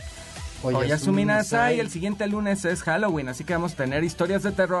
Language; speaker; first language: Spanish; native; Spanish